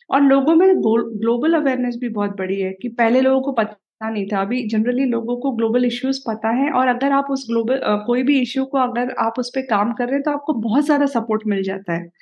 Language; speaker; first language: Hindi; native; Hindi